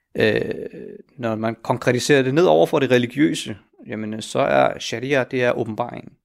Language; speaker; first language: Danish; early bilingual, other home language; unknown